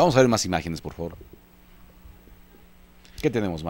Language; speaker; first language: Spanish; native; Spanish